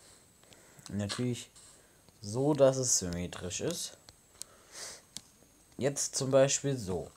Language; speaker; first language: German; native; German